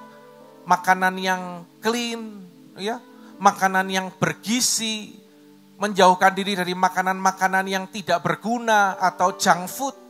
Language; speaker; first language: Indonesian; native; Indonesian